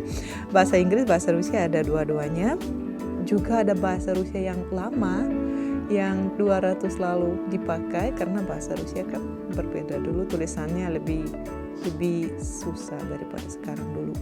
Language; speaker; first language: Indonesian; non-native, fluent; Russian